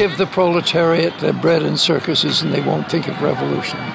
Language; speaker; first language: English; native; English